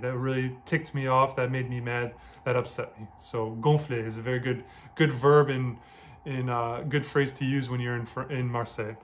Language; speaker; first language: English; native; English